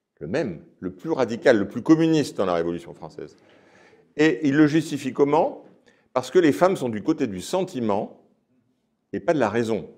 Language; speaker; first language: French; native; French